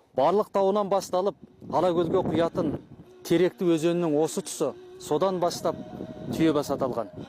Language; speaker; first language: Kazakh; native; Kazakh